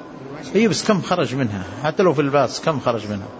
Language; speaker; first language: Arabic; native; Arabic